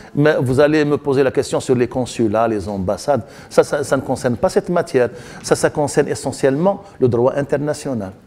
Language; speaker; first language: French; non-native, local second language; Arabic